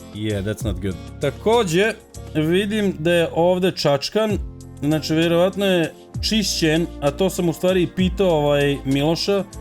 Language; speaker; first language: Croatian; early bilingual, heritage; Serbian